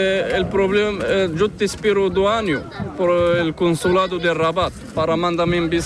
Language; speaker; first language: Spanish; non-native, learner; Arabic